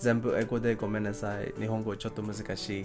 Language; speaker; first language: Japanese; non-native, learner; English